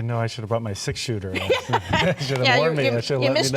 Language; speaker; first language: English; native; English